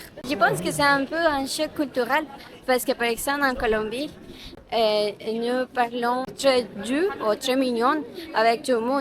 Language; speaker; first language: French; non-native, learner; Spanish